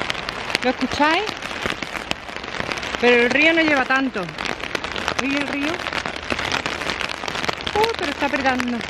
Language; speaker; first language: Spanish; native; Spanish